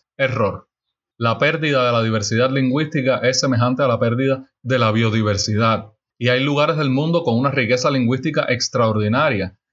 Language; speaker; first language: Spanish; native; Spanish